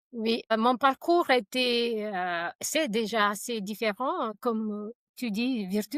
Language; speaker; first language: French; non-native, fluent; Albanian